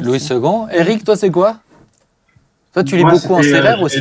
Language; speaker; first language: French; native; French